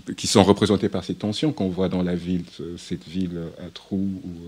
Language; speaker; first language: French; non-native, local second language; Swahili